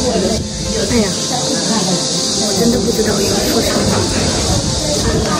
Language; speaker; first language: Chinese; non-native, learner; Ukrainian